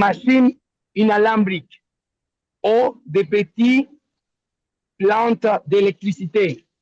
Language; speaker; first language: French; non-native, learner; Spanish